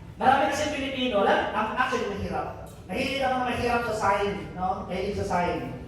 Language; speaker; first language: Filipino; non-native, local second language; Bikol